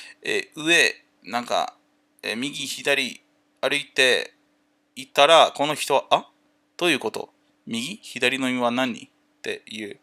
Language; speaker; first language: Japanese; non-native, learner; English